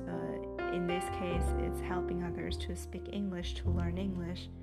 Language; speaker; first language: English; non-native, fluent; Indonesian